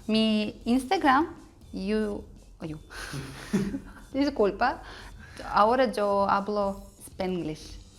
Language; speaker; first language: Spanish; non-native, learner; Russian